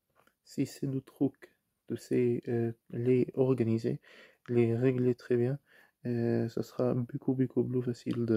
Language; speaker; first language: French; non-native, fluent; Arabic